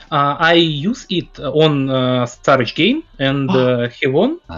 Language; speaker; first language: English; non-native, learner; Russian